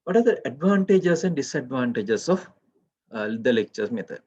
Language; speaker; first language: English; non-native, local second language; Sinhala